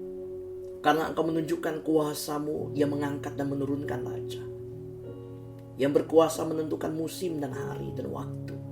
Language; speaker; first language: Indonesian; native; Indonesian